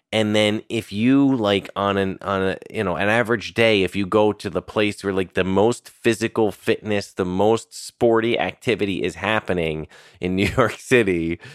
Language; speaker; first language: English; native; English